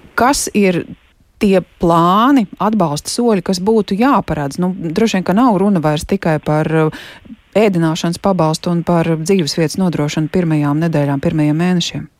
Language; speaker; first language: Latvian; native; Latvian